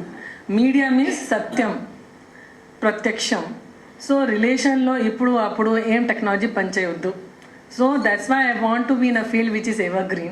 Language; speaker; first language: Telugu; non-native, local second language; Hindi